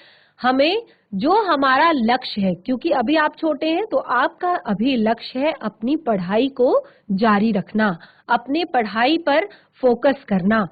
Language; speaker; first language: Hindi; native; Hindi